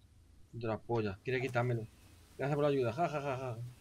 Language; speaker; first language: Spanish; native; Spanish